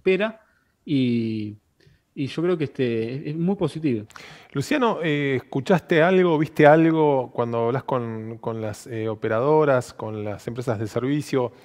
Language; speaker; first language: Spanish; native; Spanish